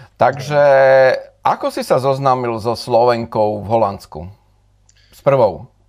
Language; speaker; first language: Slovak; native; Slovak